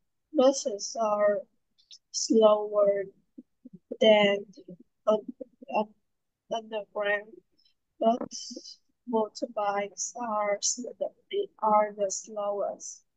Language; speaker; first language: English; non-native, learner; Vietnamese